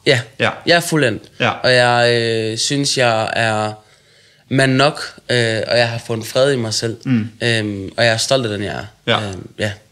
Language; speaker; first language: Danish; early bilingual, other home language; Arabic